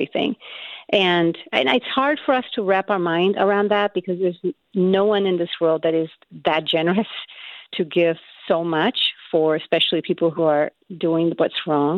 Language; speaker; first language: English; non-native, fluent; Spanish